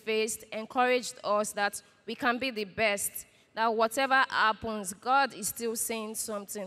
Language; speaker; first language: English; non-native, local second language; Yoruba